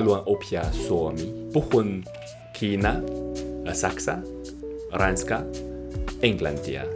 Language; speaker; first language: Finnish; non-native, learner; Chinese